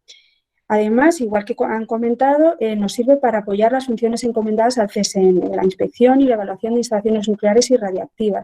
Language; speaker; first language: Spanish; native; Spanish